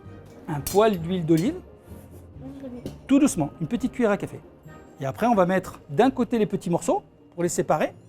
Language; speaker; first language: French; native; French